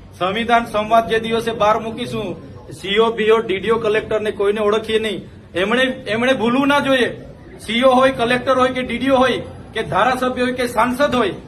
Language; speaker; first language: Gujarati; non-native, local second language; Vasavi